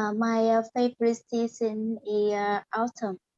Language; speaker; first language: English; non-native, learner; Vietnamese